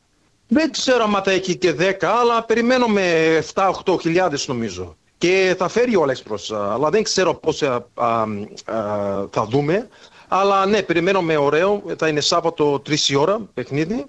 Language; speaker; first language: Greek; early bilingual, heritage; Greek